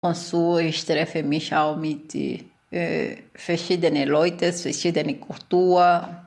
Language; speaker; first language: German; non-native, learner; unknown